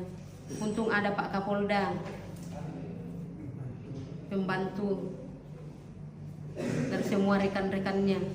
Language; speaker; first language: Indonesian; non-native, local second language; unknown